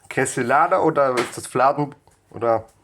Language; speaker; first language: German; native; German